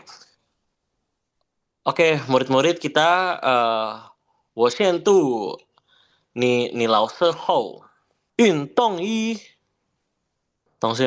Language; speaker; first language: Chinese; non-native, learner; Indonesian